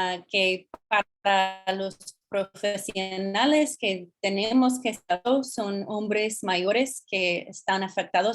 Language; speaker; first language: Spanish; non-native, fluent; English